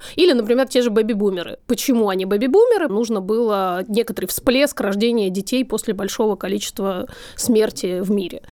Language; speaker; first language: Russian; native; Russian